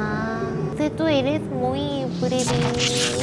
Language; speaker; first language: Spanish; non-native, learner; Korean